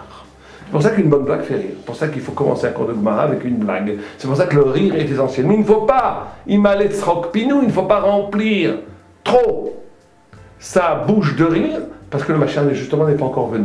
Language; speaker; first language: French; native; French